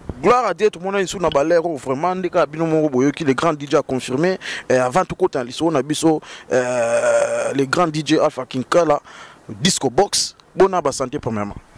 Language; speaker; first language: French; non-native, local second language; Lingala